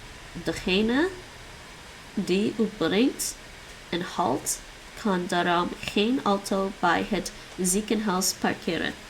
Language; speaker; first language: Dutch; non-native, learner; English